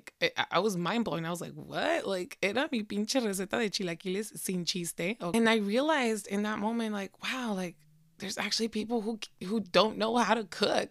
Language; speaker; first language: English; early bilingual, other home language; Spanish